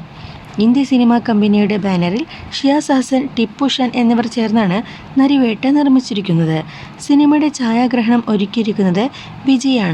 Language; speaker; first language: Malayalam; native; Malayalam